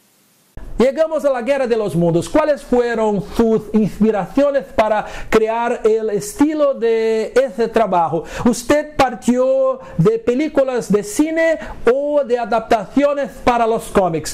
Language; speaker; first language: Spanish; non-native, fluent; Portuguese